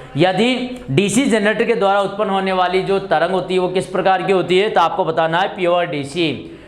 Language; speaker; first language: Hindi; native; Hindi